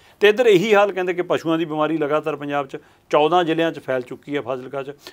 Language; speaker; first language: Punjabi; native; Punjabi